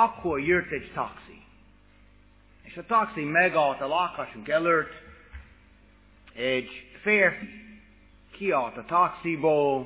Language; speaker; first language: Hungarian; non-native, fluent; English